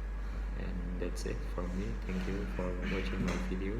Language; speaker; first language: English; non-native, local second language; Indonesian